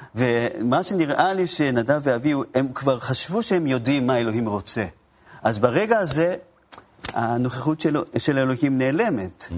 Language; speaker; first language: Hebrew; non-native, fluent; Japanese